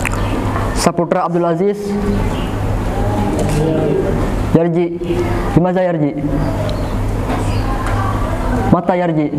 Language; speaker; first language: Arabic; non-native, learner; Indonesian